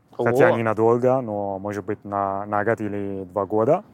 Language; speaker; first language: Russian; non-native, fluent; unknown